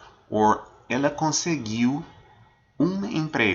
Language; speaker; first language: Portuguese; non-native, fluent; English